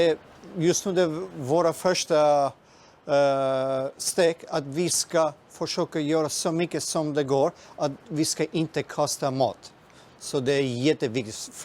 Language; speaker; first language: Swedish; non-native, fluent; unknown